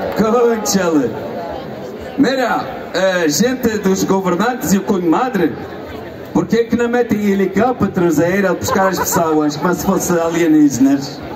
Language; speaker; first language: Portuguese; early bilingual, heritage; Portuguese